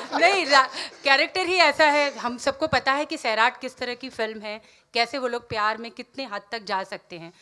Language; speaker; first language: Hindi; native; Hindi